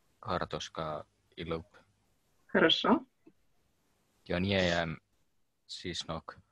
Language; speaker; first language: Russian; non-native, learner; Finnish